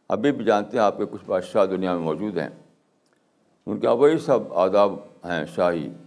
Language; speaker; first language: Urdu; native; Urdu